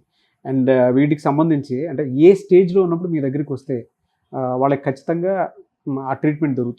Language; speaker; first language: Telugu; native; Telugu